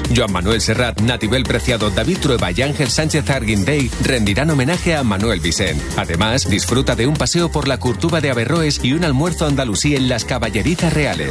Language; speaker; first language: Spanish; native; Spanish